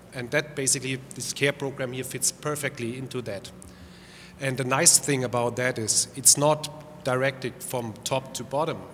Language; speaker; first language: English; non-native, fluent; German